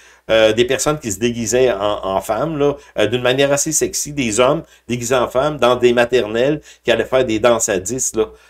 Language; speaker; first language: French; native; French